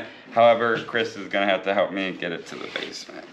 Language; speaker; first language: English; native; English